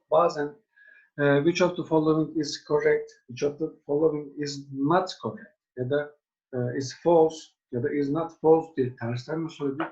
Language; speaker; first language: English; non-native, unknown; Turkish